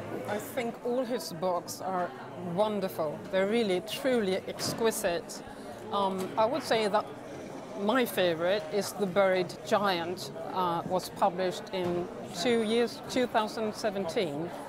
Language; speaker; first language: English; non-native, fluent; Swedish